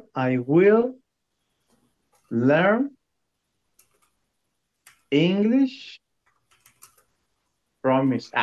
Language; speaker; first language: English; non-native, learner; Spanish